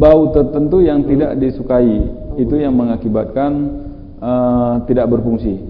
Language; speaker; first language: Malay; native; Malay